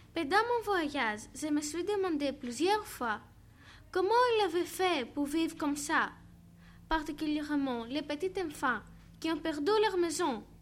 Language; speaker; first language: French; non-native, learner; Greek